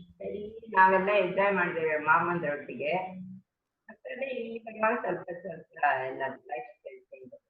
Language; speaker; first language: Kannada; native; Kannada